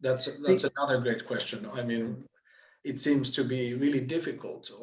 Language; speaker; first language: English; non-native, fluent; Finnish